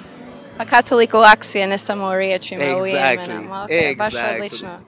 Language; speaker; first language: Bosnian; early bilingual, heritage; Croatian